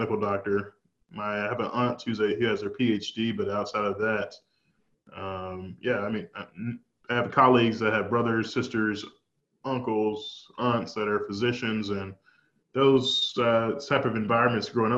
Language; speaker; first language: English; native; English